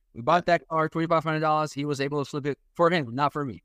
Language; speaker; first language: English; non-native, fluent; Arabic